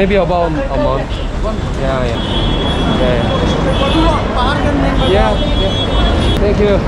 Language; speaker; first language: English; non-native, learner; Korean